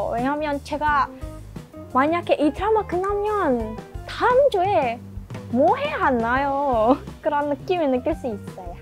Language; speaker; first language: Korean; non-native, learner; Indonesian